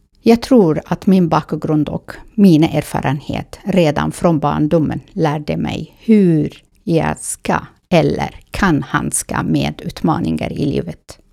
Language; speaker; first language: Swedish; non-native, fluent; Kurdish